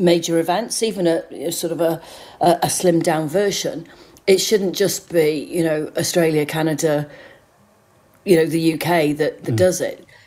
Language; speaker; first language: English; native; English